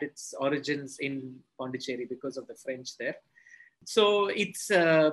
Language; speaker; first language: English; non-native, local second language; Tamil